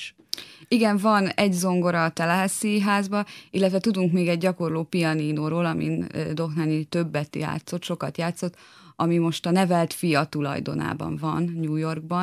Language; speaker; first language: Hungarian; native; Hungarian